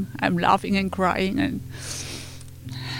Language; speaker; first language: English; non-native, fluent; German